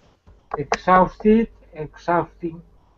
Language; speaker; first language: English; non-native, learner; Spanish